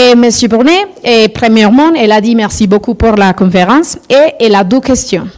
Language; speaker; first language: French; non-native, fluent; Spanish